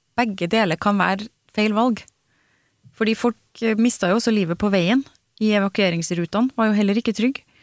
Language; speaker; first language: Norwegian; native; Norwegian